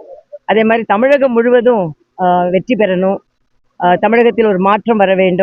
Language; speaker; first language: Tamil; native; Tamil